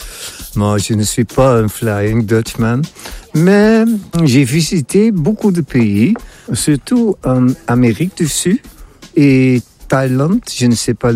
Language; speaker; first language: French; non-native, fluent; Dutch